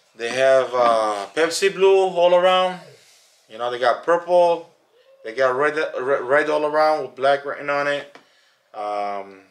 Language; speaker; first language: English; native; English